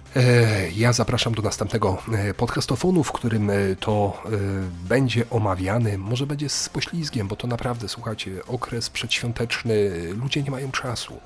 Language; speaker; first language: Polish; native; Polish